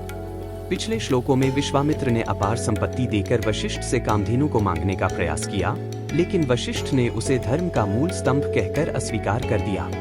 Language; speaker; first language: Hindi; native; Hindi